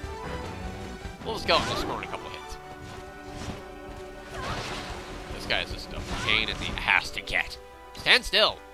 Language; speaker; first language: English; native; English